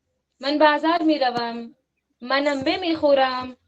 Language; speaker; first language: Persian; non-native, learner; Urdu